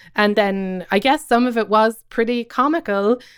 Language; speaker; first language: English; native; English